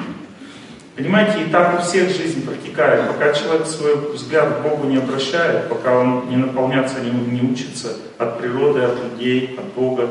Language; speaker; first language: Russian; native; Russian